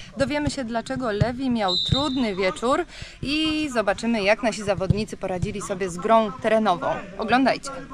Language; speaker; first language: Polish; native; Polish